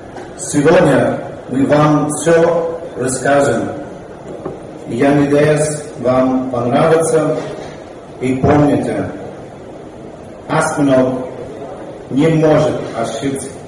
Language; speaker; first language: Russian; non-native, learner; English